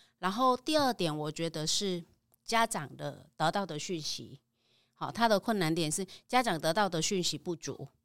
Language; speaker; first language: Chinese; non-native, fluent; Vietnamese